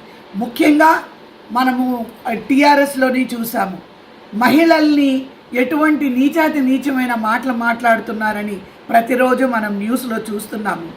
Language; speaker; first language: Telugu; native; Telugu